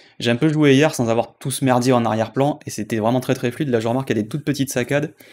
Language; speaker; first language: French; native; French